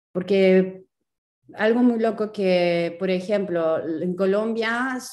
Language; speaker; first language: Spanish; native; Spanish